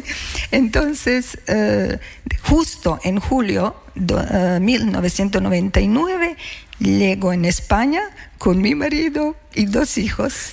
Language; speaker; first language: Spanish; non-native, learner; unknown